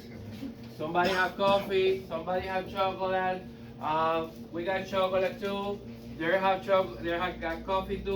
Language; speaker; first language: English; non-native, learner; Spanish